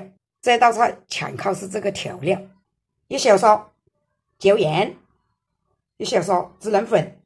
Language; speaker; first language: Chinese; native; Chinese